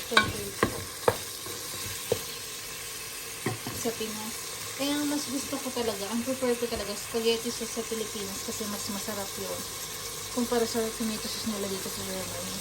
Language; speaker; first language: Filipino; native; Filipino